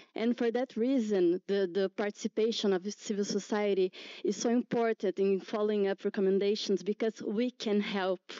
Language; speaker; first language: English; non-native, fluent; Portuguese